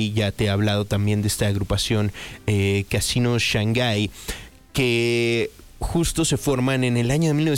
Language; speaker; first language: Spanish; native; Spanish